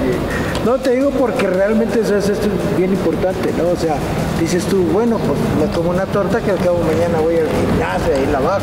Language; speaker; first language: Spanish; native; Spanish